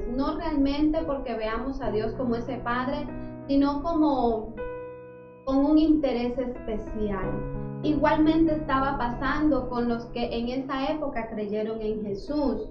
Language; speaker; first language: Spanish; native; Spanish